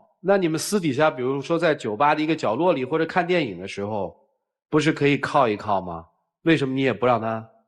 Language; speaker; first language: Chinese; native; Chinese